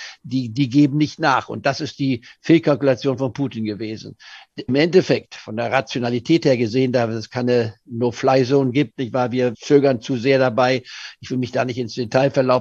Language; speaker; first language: German; native; German